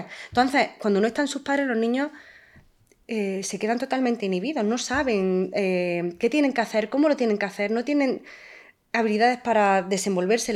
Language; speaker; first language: Spanish; native; Spanish